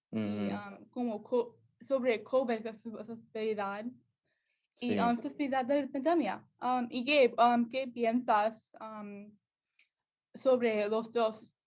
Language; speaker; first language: Spanish; non-native, learner; English